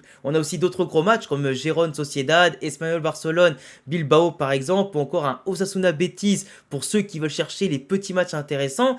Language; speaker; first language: French; native; French